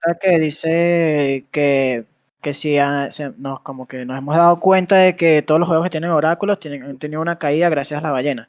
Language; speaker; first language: Spanish; native; Spanish